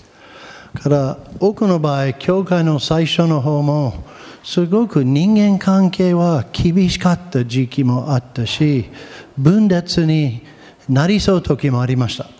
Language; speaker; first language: Japanese; non-native, fluent; English